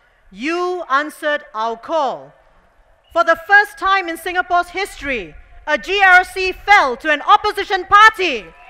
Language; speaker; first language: English; native; English